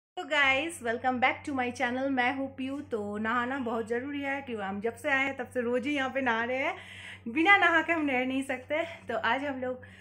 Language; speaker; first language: Hindi; non-native, local second language; Bangla